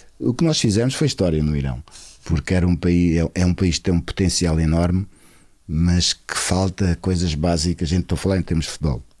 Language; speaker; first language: Portuguese; non-native, local second language; Kabuverdianu